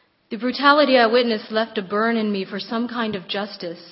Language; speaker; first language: English; native; English